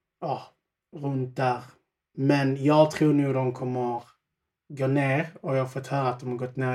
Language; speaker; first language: Swedish; early bilingual, other home language; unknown